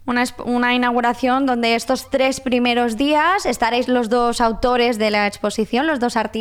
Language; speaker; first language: Spanish; non-native, local second language; Catalan